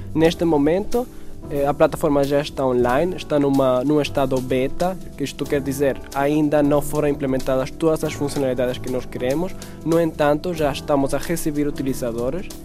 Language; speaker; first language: Portuguese; non-native, fluent; Spanish